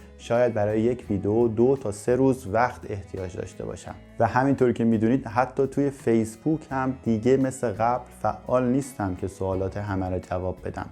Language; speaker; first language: Persian; native; Persian